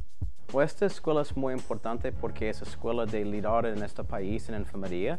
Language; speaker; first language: Spanish; non-native, learner; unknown